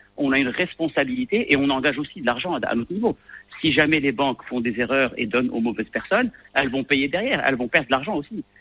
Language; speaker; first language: French; non-native, local second language; Arabic